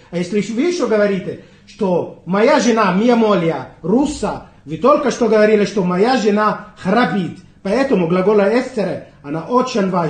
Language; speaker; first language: Russian; non-native, fluent; Italian